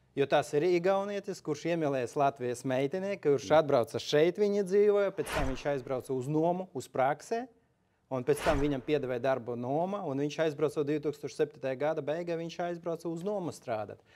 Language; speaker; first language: Latvian; early bilingual, other home language; Russian